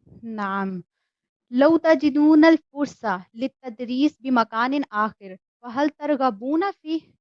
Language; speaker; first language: Arabic; non-native, fluent; Urdu